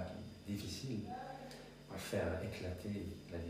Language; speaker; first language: French; early bilingual, other home language; Arabic